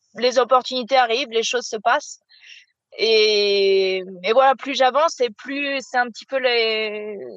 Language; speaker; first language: French; native; French